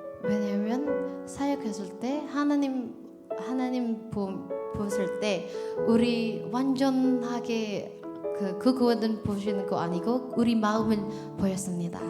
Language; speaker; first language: Korean; non-native, learner; Indonesian